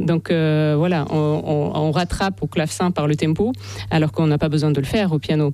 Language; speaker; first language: French; non-native, fluent; Russian